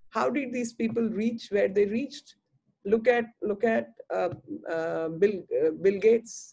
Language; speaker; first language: English; non-native, local second language; Hindi